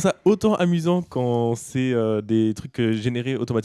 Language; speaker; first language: French; native; French